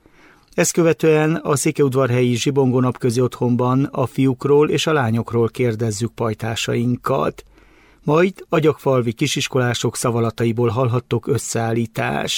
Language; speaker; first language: Hungarian; native; Hungarian